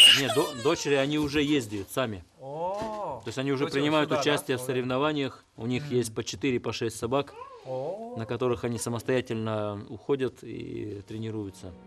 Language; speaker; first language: Russian; native; Russian